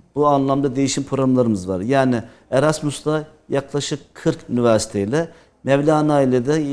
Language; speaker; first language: Turkish; native; Turkish